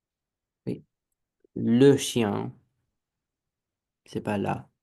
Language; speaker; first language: French; non-native, learner; Romanian